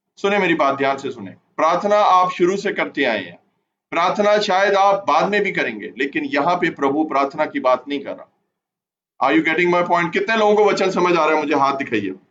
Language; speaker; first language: Urdu; non-native, local second language; Punjabi